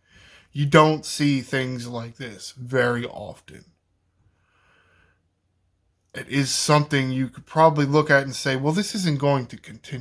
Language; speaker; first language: English; native; English